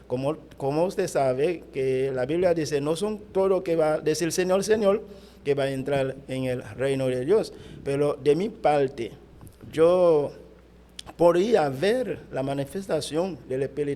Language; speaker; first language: Spanish; non-native, fluent; Haitian Creole